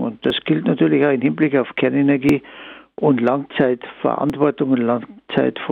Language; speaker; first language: German; native; German